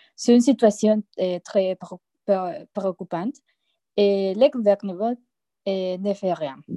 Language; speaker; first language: French; non-native, learner; Spanish